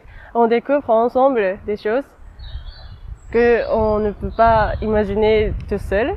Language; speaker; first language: French; non-native, fluent; Japanese